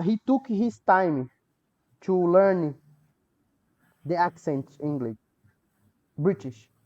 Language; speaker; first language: English; non-native, learner; Portuguese